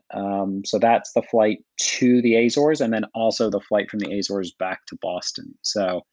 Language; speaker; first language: English; native; English